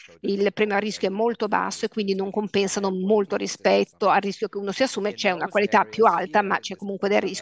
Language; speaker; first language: Italian; native; Italian